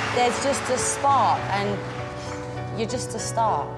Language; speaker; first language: English; native; English